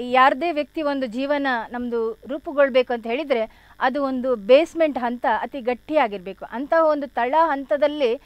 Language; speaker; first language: Kannada; non-native, local second language; Tulu